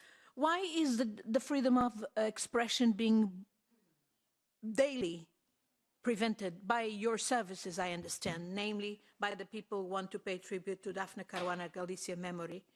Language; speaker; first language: English; non-native, fluent; Portuguese